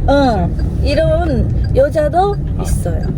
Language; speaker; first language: Korean; non-native, learner; Japanese